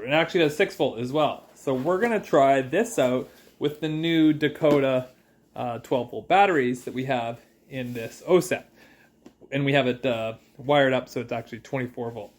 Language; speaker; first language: English; native; English